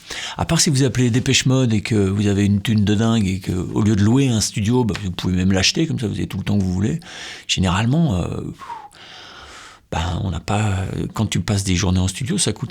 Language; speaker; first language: French; native; French